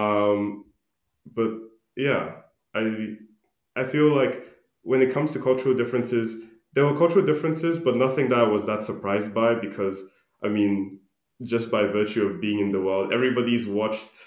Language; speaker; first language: English; non-native, local second language; Akan